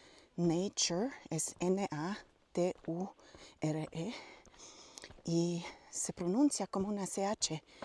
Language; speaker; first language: Spanish; non-native, fluent; English